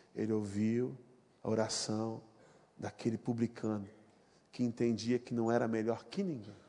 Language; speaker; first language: Portuguese; native; Portuguese